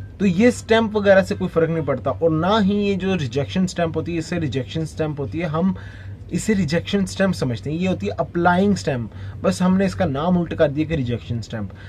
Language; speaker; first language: Urdu; native; Urdu